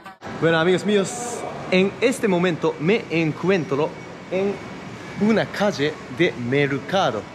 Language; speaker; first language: Spanish; non-native, fluent; Japanese